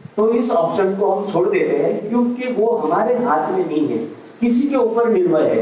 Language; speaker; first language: Hindi; non-native, local second language; Marathi